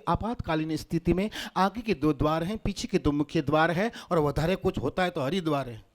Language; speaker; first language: Hindi; non-native, local second language; Gujarati